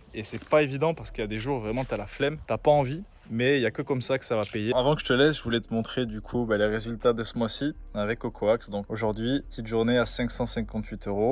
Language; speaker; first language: French; native; French